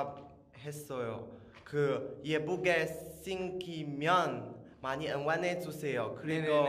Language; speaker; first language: Korean; non-native, learner; Chinese